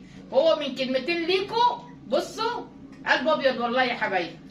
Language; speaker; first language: Arabic; native; Arabic